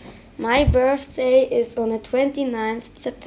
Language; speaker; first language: English; non-native, learner; German